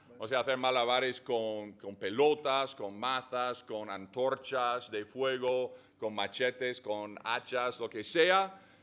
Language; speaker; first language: Spanish; non-native, fluent; English